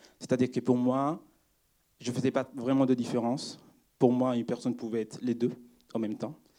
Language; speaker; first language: French; non-native, fluent; Spanish